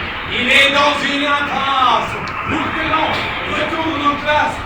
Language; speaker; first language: French; native; French